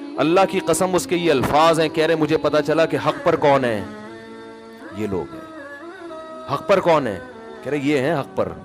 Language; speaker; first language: Urdu; native; Urdu